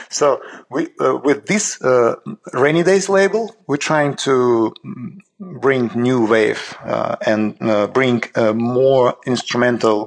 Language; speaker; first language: English; non-native, learner; Russian